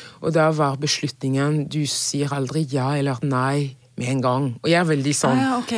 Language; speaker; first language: Norwegian; non-native, fluent; French